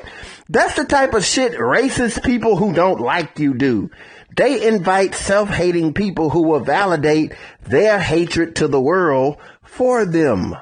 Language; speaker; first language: English; native; English